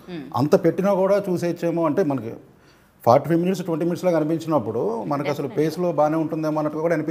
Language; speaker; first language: Telugu; native; Telugu